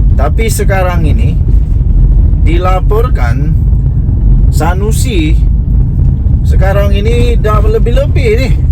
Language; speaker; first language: Malay; non-native, local second language; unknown